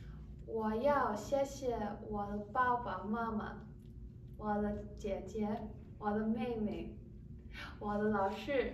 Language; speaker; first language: Chinese; non-native, learner; English